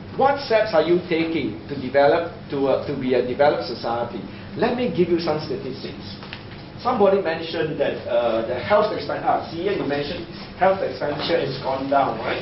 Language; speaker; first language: English; native; English